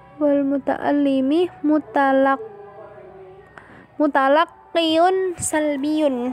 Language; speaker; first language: Arabic; non-native, learner; Indonesian